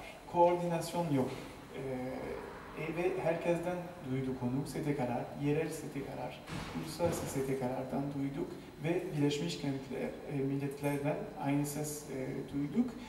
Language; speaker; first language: Turkish; non-native, fluent; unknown